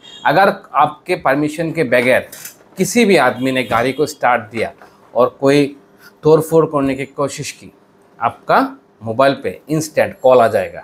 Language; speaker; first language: Hindi; non-native, fluent; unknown